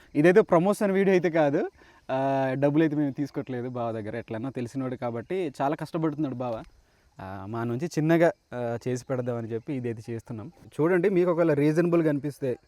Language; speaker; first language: Telugu; native; Telugu